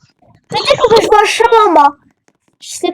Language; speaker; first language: French; native; French